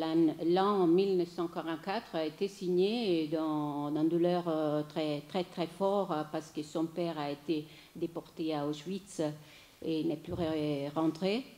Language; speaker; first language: French; non-native, fluent; Italian